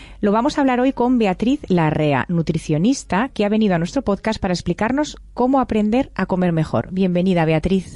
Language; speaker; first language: Spanish; native; Spanish